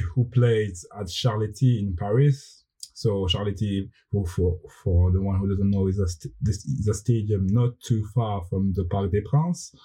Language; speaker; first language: English; non-native, fluent; French